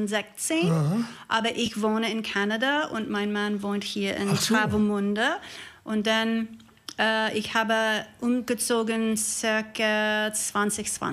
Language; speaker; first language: German; non-native, learner; English